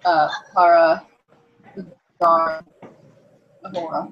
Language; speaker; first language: Spanish; non-native, learner; English